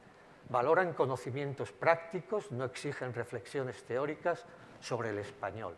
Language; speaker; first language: Spanish; native; Spanish